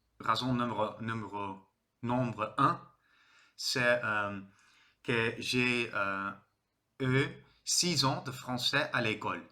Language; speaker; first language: French; non-native, learner; Dutch